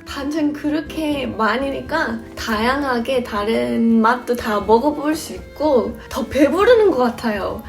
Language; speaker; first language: Korean; non-native, fluent; English